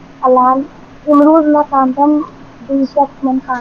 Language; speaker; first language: Persian; non-native, learner; Urdu